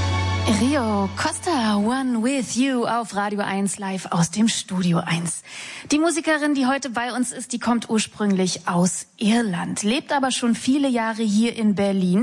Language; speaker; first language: German; native; German